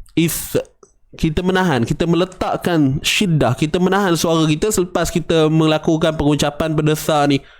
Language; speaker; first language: Malay; native; Malay